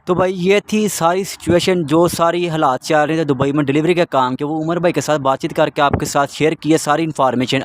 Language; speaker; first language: Urdu; non-native, local second language; Punjabi